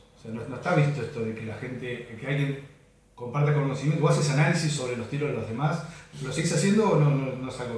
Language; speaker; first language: Spanish; native; Spanish